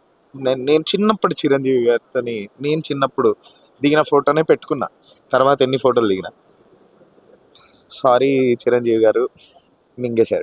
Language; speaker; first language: Telugu; native; Telugu